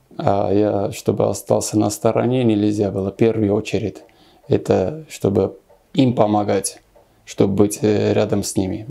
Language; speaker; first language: Russian; non-native, local second language; Armenian